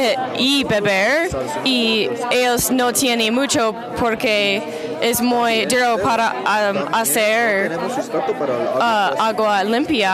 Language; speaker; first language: Spanish; non-native, learner; English